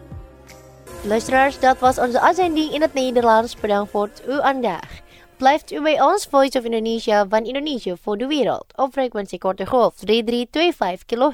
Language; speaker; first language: Dutch; non-native, fluent; Indonesian